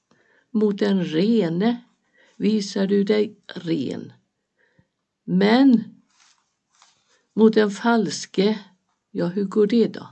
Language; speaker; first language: Swedish; native; Swedish